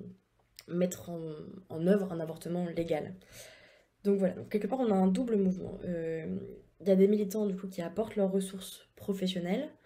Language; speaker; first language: French; native; French